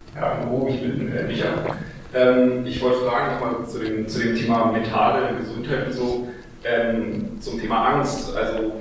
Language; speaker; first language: German; early bilingual, other home language; Russian